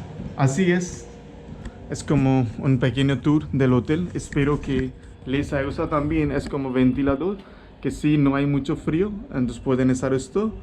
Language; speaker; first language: Spanish; non-native, learner; Hindi